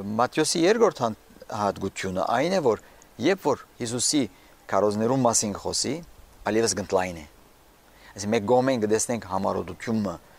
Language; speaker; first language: Armenian; early bilingual, heritage; Armenian